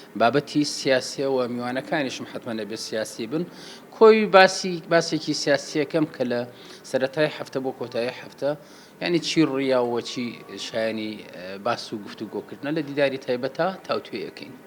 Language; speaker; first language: Central Kurdish; non-native, local second language; Gurani